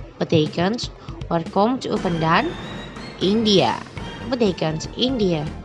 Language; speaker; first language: Dutch; non-native, fluent; Indonesian